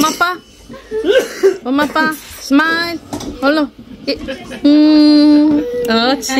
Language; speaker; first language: Korean; non-native, learner; Spanish